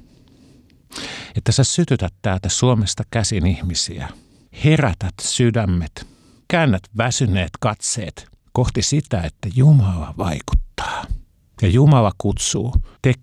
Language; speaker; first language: Finnish; native; Finnish